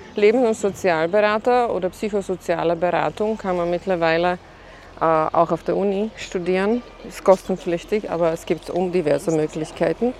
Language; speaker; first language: German; non-native, fluent; Slovak